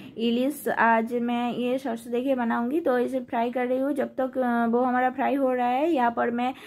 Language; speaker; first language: Hindi; non-native, local second language; Bangla